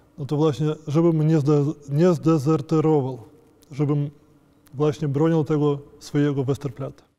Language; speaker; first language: Polish; native; Polish